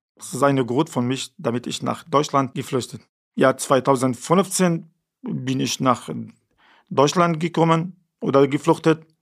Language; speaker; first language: German; non-native, learner; Kurdish